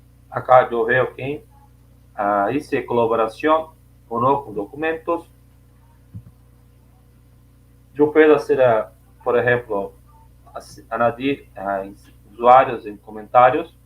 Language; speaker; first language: Spanish; non-native, learner; Portuguese